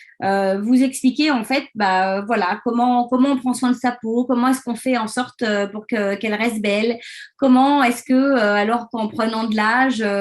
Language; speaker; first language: French; native; French